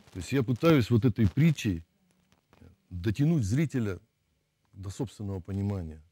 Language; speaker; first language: Russian; native; Russian